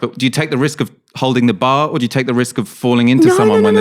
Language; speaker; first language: English; native; English